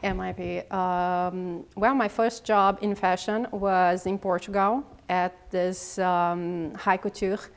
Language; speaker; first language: English; non-native, learner; Portuguese